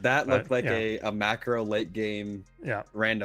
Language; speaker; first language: English; native; English